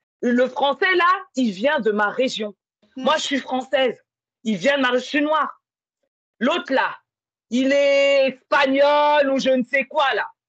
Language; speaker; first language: French; native; French